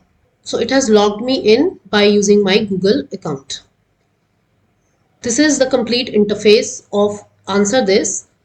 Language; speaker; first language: English; non-native, local second language; Hindi